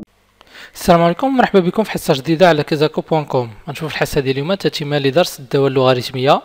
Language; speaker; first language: Arabic; native; Arabic